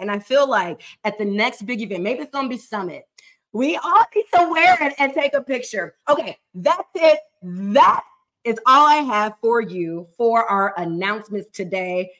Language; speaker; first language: English; native; English